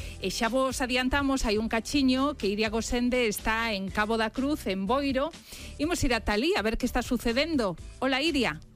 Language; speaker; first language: Galician; native; Galician